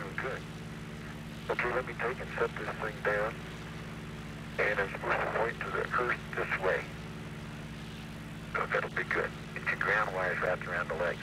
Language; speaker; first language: English; native; English